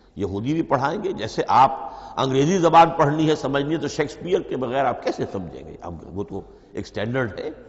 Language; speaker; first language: Urdu; native; Urdu